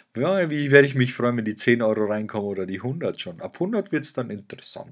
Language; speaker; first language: German; native; German